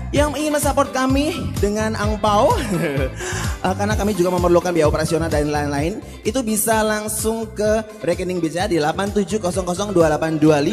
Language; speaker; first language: Indonesian; native; Indonesian